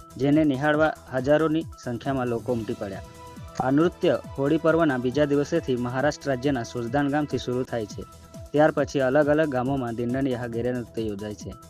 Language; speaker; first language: Gujarati; non-native, local second language; Bhili